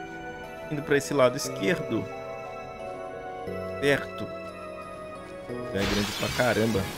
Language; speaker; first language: Portuguese; native; Portuguese